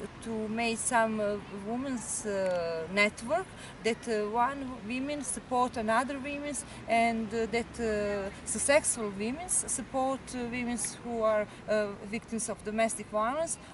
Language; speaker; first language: English; non-native, learner; Serbian